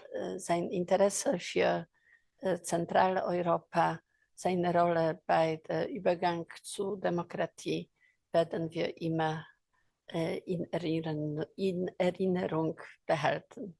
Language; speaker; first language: German; non-native, fluent; Polish